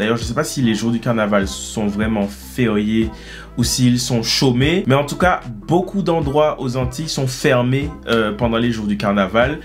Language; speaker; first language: French; native; French